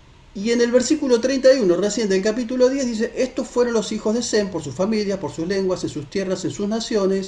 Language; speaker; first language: Spanish; native; Spanish